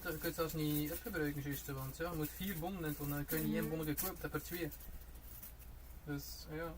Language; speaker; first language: Dutch; native; Dutch